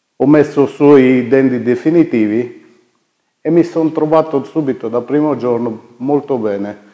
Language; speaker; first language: Italian; native; Italian